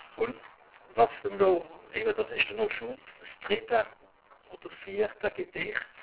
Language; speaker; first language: German; non-native, local second language; French